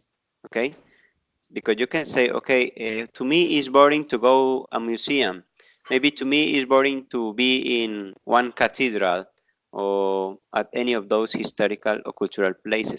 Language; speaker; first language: English; non-native, fluent; Spanish